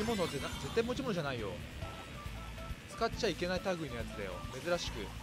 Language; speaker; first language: Japanese; native; Japanese